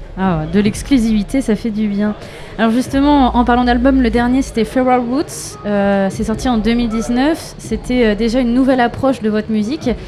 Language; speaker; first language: French; native; French